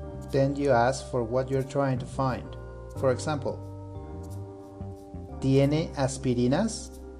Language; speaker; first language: English; non-native, fluent; Spanish